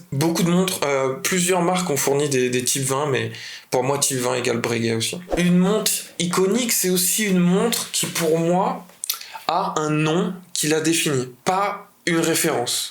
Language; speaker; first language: French; native; French